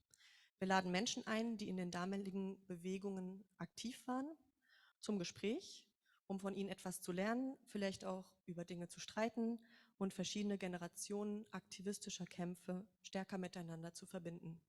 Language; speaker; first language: German; native; German